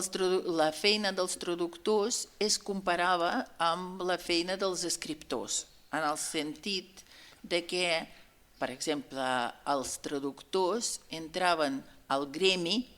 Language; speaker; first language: Catalan; non-native, fluent; Russian